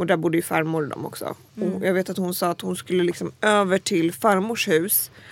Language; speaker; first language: Swedish; early bilingual, other home language; Croatian